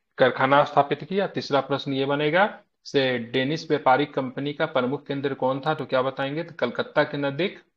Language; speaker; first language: Hindi; native; Hindi